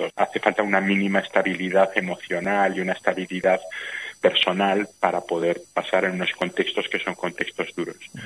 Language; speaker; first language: Spanish; native; Spanish